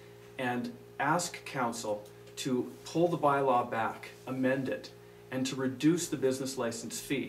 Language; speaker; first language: English; native; English